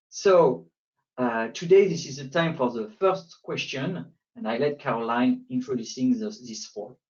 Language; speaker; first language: English; non-native, fluent; French